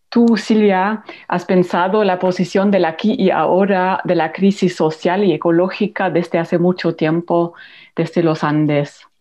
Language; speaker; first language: Spanish; non-native, fluent; German